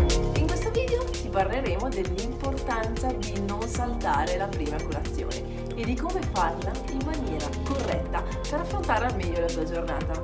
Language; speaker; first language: Italian; native; Italian